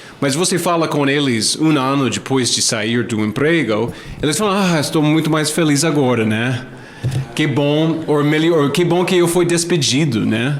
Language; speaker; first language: Portuguese; non-native, fluent; English